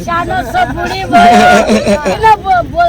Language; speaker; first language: Nepali; non-native, learner; Hindi